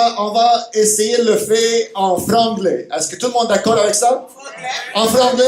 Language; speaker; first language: French; non-native, fluent; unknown